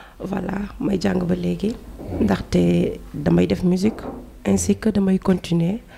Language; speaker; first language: Wolof; non-native, local second language; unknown